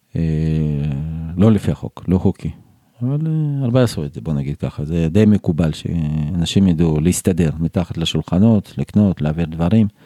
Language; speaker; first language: Hebrew; non-native, fluent; Uzbek